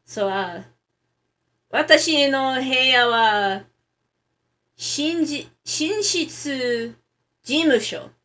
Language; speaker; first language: Japanese; non-native, learner; English